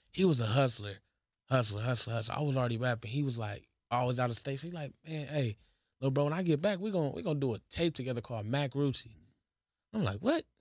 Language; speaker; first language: English; native; English